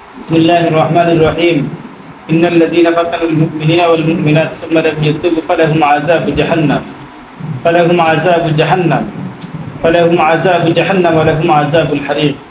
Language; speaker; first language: Arabic; non-native, fluent; Bangla